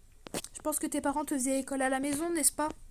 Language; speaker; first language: French; native; French